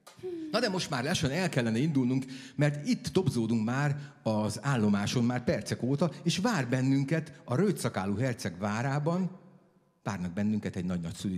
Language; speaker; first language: Hungarian; native; Hungarian